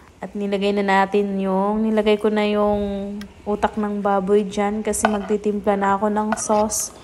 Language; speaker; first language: Filipino; non-native, local second language; Cebuano